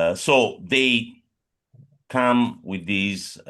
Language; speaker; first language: English; non-native, fluent; Italian